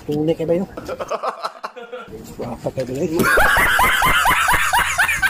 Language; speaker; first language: Filipino; non-native, local second language; Cebuano